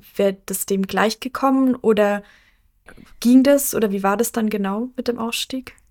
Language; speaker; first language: German; native; German